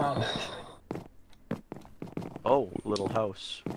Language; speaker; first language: English; native; English